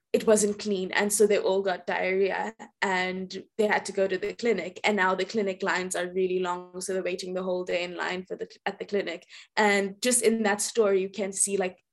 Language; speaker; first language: English; native; English